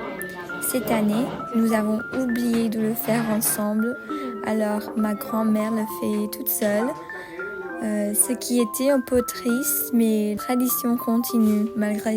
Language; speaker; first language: French; non-native, learner; English